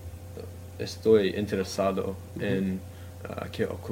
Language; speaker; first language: Spanish; non-native, fluent; English